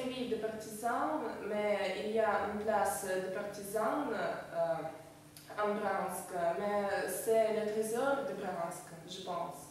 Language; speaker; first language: French; non-native, learner; Russian